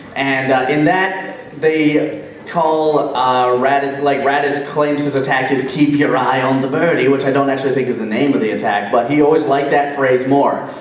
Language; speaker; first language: English; native; English